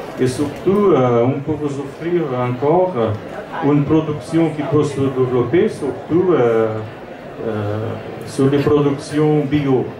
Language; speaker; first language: French; non-native, fluent; Portuguese